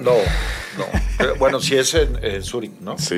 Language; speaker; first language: Spanish; native; Spanish